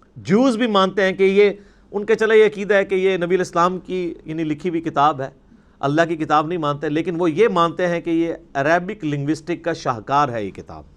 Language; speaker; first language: Urdu; non-native, local second language; Punjabi